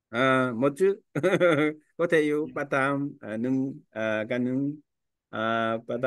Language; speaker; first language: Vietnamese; non-native, learner; Korean